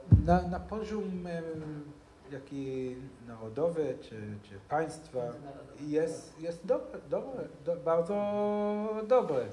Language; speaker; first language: Polish; non-native, learner; Hebrew